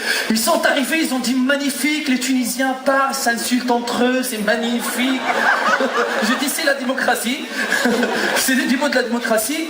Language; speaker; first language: French; non-native, local second language; Arabic